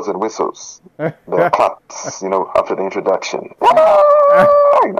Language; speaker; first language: English; non-native, local second language; Ganda